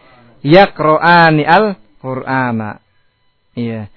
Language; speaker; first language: Arabic; non-native, fluent; Indonesian